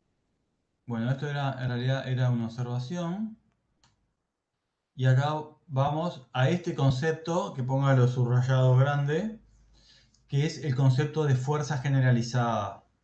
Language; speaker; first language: Spanish; native; Spanish